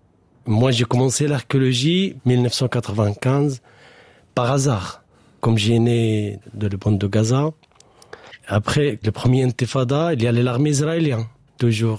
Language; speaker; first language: French; non-native, learner; Arabic